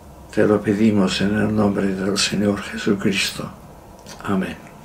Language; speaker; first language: Spanish; non-native, fluent; English